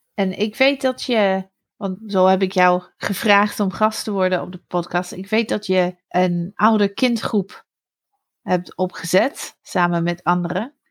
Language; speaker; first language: Dutch; non-native, fluent; English